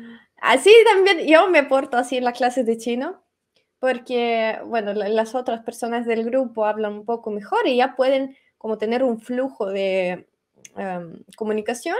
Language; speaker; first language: Spanish; non-native, fluent; Russian